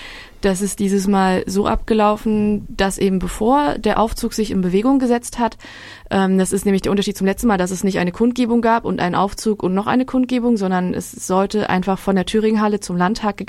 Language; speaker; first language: German; native; German